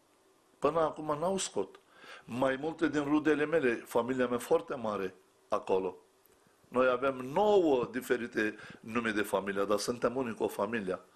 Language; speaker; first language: Romanian; non-native, fluent; Turkish